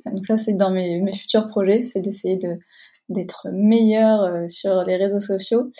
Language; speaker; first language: French; native; French